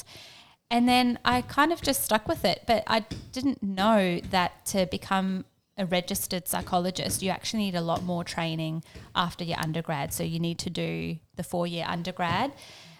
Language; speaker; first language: English; native; English